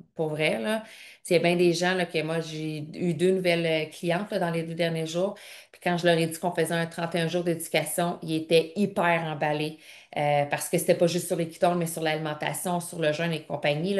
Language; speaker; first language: French; native; French